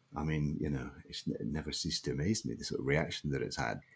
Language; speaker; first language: English; native; English